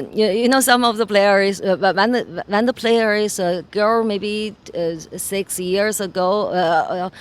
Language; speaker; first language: English; non-native, learner; Chinese